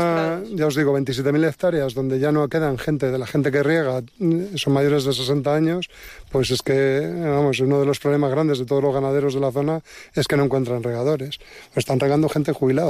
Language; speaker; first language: Spanish; native; Spanish